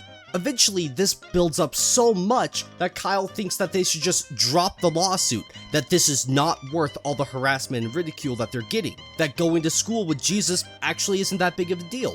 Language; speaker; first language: English; native; English